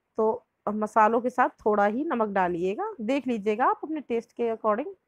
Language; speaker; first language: Hindi; native; Hindi